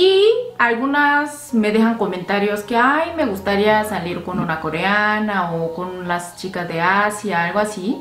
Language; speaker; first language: Spanish; non-native, fluent; Korean